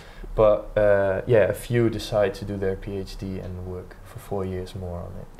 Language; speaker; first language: English; non-native, fluent; Dutch